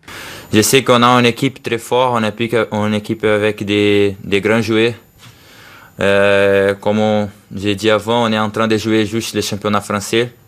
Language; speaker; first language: French; non-native, learner; Portuguese